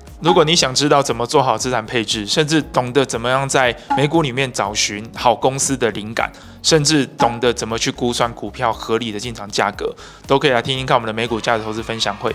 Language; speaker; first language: Chinese; native; Chinese